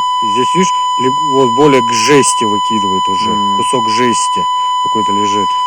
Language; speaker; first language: Russian; native; Russian